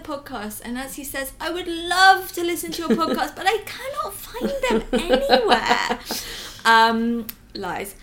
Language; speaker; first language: English; native; English